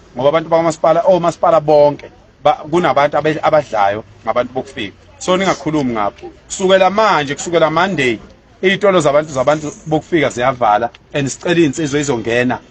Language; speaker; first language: Zulu; native; Zulu